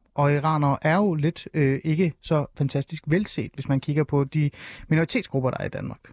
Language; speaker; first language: Danish; early bilingual, other home language; Persian